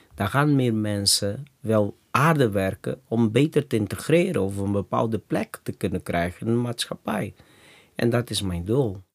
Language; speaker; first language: Dutch; non-native, fluent; Portuguese